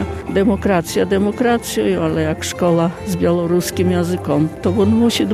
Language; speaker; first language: Polish; non-native, local second language; Belarusian